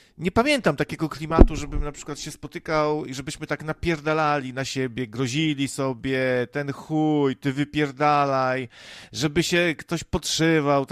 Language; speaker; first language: Polish; native; Polish